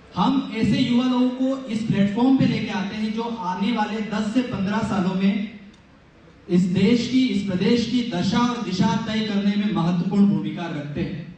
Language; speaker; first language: Hindi; native; Hindi